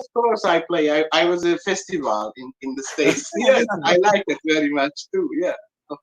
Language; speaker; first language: English; non-native, learner; Hungarian